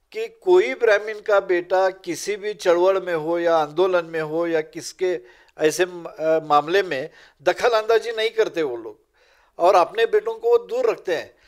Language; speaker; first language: Urdu; non-native, local second language; Marathi